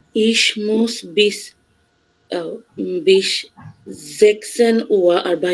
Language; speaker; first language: German; non-native, learner; Bangla